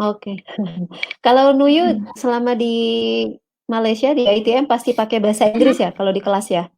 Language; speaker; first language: Indonesian; native; Indonesian